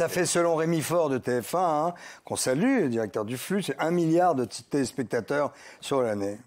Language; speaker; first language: French; native; French